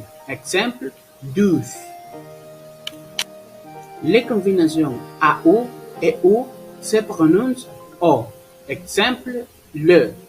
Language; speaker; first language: French; non-native, learner; Spanish